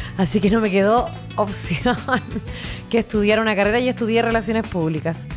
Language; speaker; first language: Spanish; native; Spanish